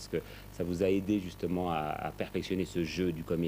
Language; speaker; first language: French; native; French